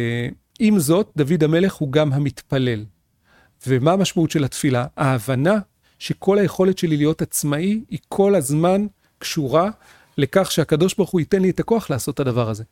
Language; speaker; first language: Hebrew; native; Hebrew